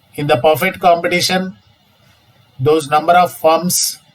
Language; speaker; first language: English; non-native, local second language; Telugu